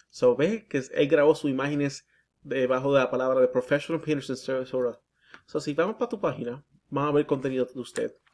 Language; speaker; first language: Spanish; early bilingual, heritage; Spanish